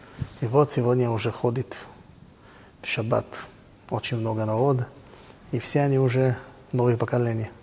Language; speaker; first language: Russian; non-native, fluent; Hebrew